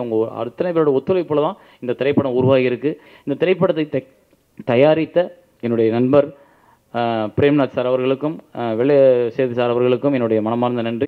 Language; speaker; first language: Tamil; native; Tamil